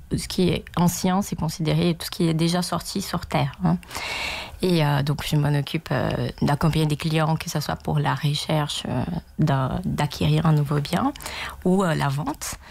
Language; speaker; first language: French; non-native, fluent; Portuguese